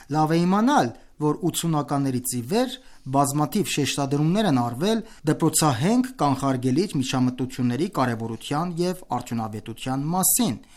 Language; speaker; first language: Armenian; native; Armenian